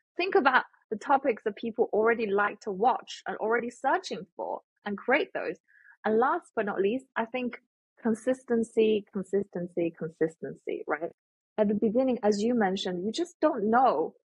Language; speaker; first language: English; non-native, fluent; Chinese